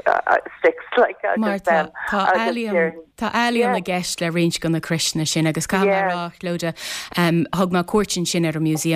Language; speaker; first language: Irish; native; Irish